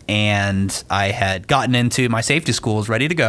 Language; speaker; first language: English; native; English